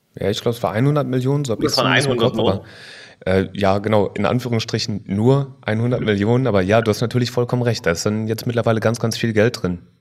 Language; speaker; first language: German; native; German